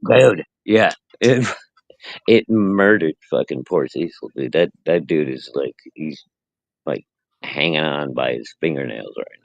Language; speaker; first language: English; native; English